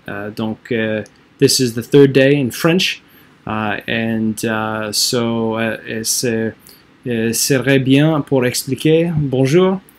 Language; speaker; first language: French; non-native, learner; English